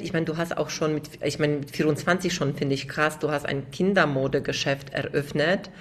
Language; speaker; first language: German; native; German